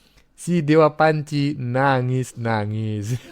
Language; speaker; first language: Indonesian; native; Indonesian